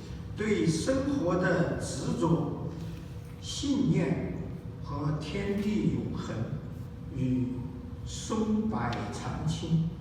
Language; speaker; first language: Chinese; native; Chinese